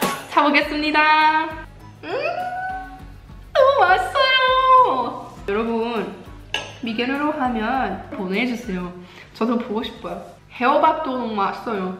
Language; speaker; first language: Korean; non-native, fluent; German